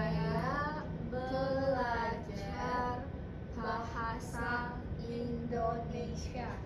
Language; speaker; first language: Indonesian; non-native, learner; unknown